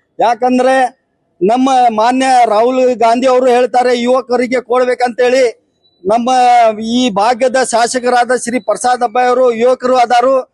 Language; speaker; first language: Kannada; non-native, local second language; Urdu